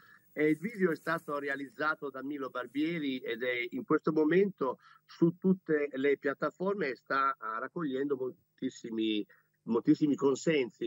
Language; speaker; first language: Italian; native; Italian